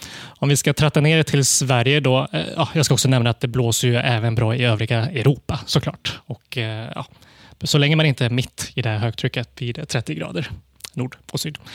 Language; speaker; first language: Swedish; early bilingual, other home language; Cantonese